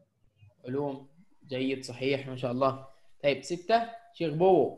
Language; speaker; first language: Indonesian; non-native, fluent; Arabic